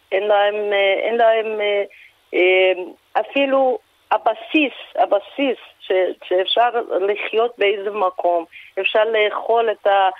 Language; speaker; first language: Hebrew; non-native, fluent; Persian